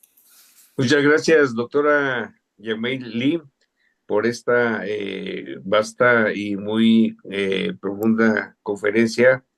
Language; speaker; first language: Spanish; native; Spanish